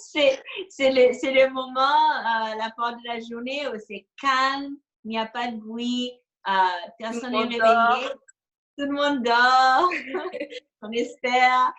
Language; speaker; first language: French; non-native, fluent; English